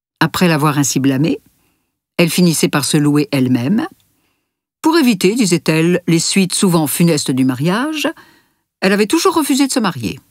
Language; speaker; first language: French; native; French